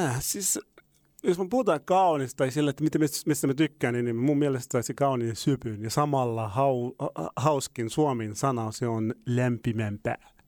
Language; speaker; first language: Finnish; non-native, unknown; Arabic